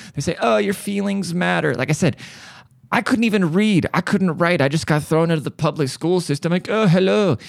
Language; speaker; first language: English; early bilingual, other home language; German